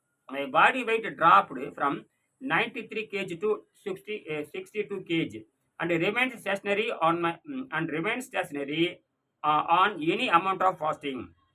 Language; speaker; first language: English; non-native, local second language; Tamil